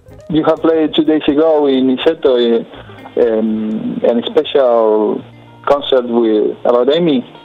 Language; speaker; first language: English; non-native, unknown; Spanish